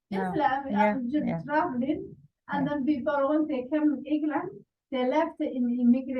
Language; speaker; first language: English; non-native, learner; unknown